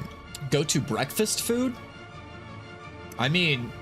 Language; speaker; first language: English; native; English